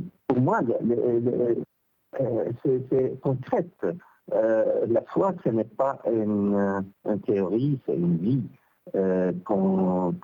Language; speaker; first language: French; non-native, local second language; Arabic